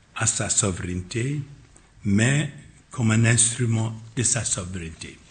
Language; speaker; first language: French; non-native, fluent; Akan